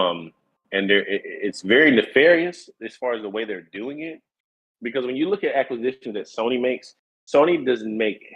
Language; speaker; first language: English; native; English